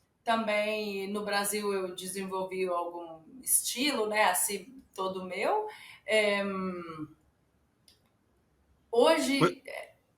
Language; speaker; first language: Portuguese; non-native, fluent; Ukrainian